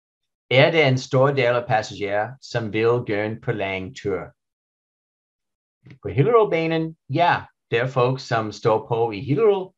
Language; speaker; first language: Danish; non-native, learner; English